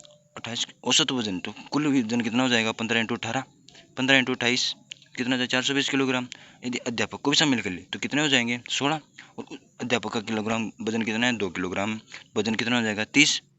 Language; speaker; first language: Hindi; native; Hindi